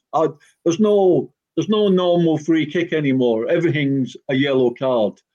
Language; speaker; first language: English; native; English